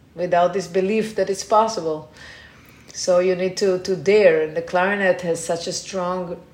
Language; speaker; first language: English; non-native, fluent; Hebrew